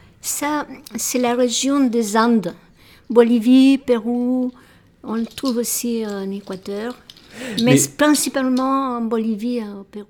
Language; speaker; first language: French; non-native, fluent; Spanish